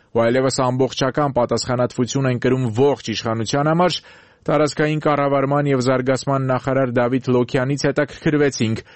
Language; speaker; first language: Armenian; native; Armenian